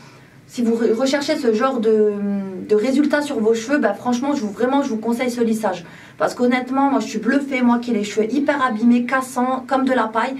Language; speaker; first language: French; native; French